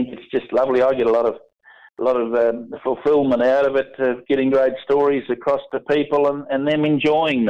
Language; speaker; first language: English; native; English